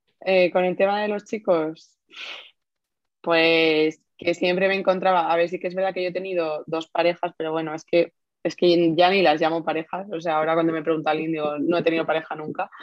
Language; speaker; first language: Spanish; native; Spanish